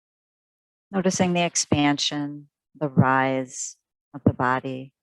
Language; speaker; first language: English; native; English